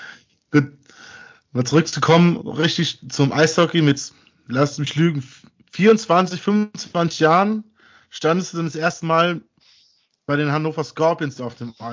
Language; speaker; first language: German; native; German